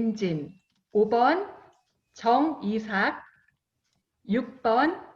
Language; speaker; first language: Korean; native; Korean